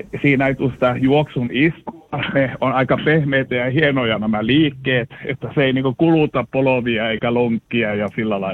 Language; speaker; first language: Finnish; early bilingual, heritage; Finnish